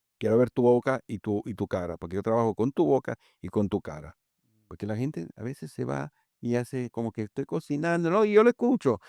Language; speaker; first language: Spanish; early bilingual, other home language; Italian